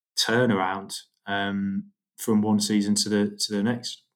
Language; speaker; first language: English; native; English